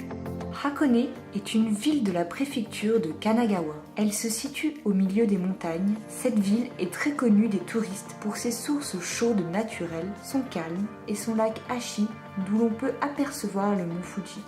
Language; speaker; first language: French; native; French